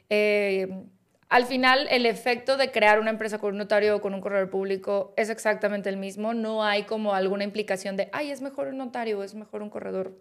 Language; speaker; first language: Spanish; native; Spanish